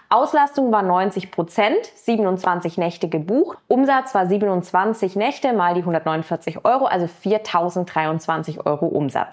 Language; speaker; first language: German; native; German